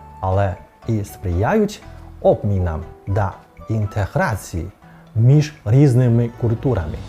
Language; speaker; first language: Ukrainian; non-native, fluent; Chinese